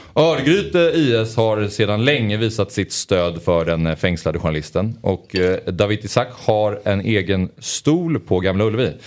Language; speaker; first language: Swedish; native; Swedish